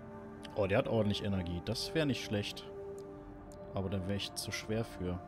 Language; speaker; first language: German; native; German